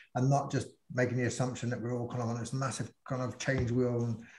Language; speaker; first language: English; native; English